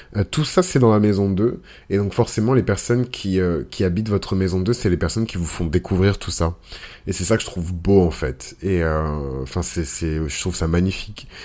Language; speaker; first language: French; early bilingual, other home language; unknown